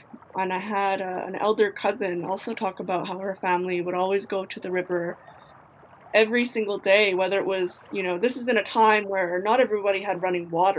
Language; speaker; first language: English; native; English